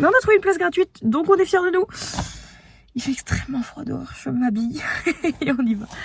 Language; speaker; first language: French; native; French